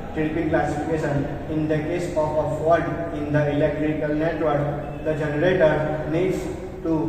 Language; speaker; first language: English; non-native, local second language; Gujarati